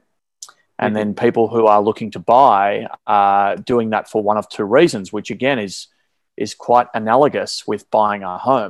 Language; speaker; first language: English; native; English